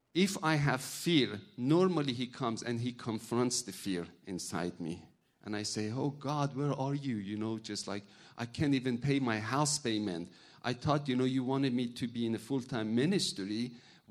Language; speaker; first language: English; non-native, fluent; Persian